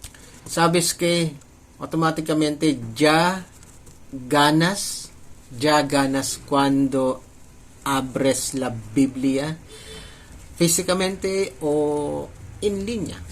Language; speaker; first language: Spanish; non-native, learner; Filipino